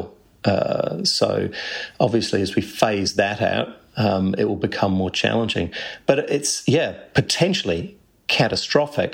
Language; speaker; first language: English; native; English